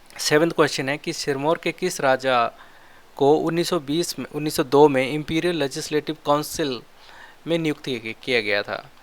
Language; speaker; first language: Hindi; non-native, local second language; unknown